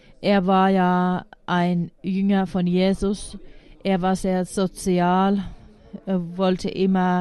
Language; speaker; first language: German; non-native, fluent; Finnish